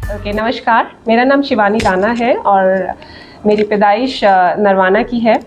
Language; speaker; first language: Hindi; native; Hindi